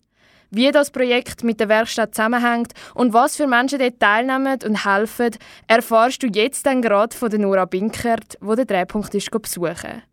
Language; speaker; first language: German; native; German